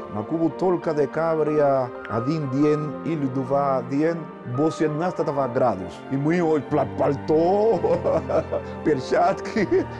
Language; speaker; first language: Russian; non-native, learner; Spanish